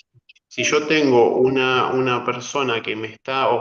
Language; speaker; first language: Spanish; native; Spanish